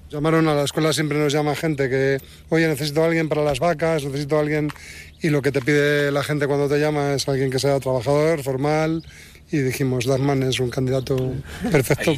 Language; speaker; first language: Spanish; native; Spanish